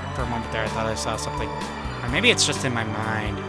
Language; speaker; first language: English; native; English